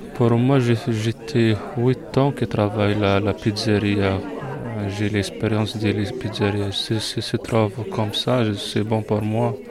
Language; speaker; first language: French; non-native, local second language; Arabic